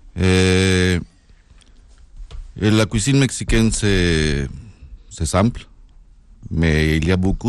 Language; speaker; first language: French; non-native, learner; Spanish